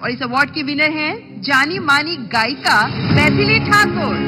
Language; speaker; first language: Hindi; native; Hindi